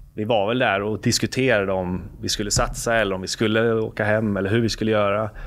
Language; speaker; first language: Swedish; native; Swedish